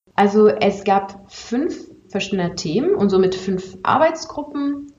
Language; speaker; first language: German; non-native, fluent; French